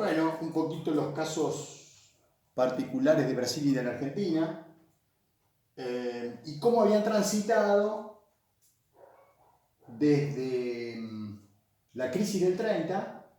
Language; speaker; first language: Spanish; native; Spanish